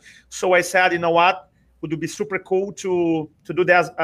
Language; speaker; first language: English; non-native, fluent; Portuguese